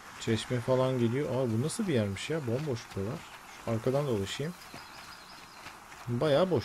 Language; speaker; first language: Turkish; native; Turkish